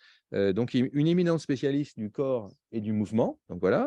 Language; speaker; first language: French; native; French